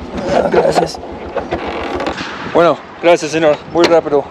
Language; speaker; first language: Spanish; non-native, learner; English